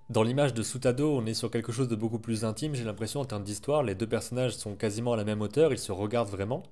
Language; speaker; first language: French; native; French